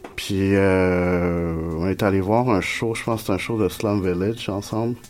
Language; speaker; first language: French; early bilingual, other home language; Spanish